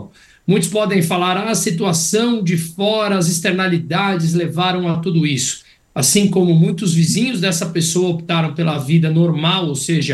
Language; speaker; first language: Portuguese; native; Portuguese